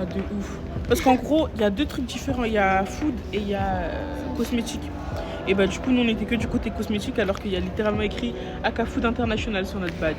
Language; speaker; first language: French; native; French